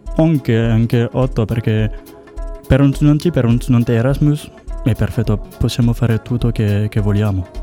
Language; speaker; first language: Italian; non-native, learner; French